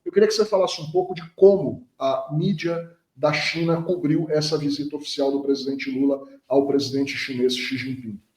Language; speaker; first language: Portuguese; native; Portuguese